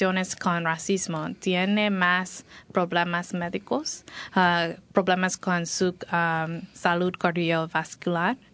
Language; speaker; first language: Spanish; non-native, learner; English